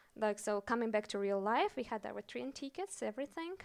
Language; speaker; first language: English; non-native, fluent; Russian